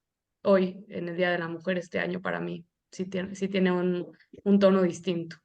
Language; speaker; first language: Spanish; native; Spanish